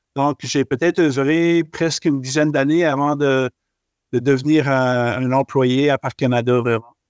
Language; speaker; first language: French; native; French